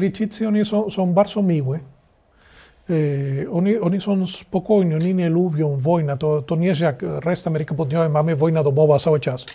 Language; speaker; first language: Polish; non-native, learner; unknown